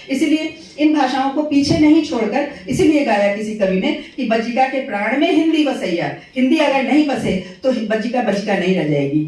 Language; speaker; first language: Hindi; non-native, local second language; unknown